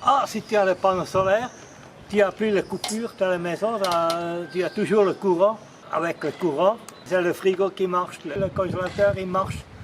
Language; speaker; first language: French; non-native, fluent; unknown